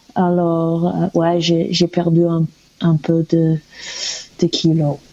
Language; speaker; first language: French; non-native, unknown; English